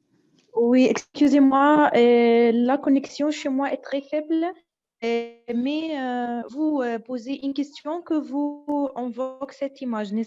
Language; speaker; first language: French; non-native, learner; Arabic